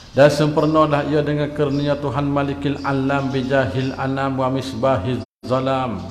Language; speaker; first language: Malay; native; Malay